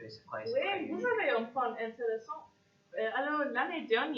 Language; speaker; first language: French; non-native, fluent; English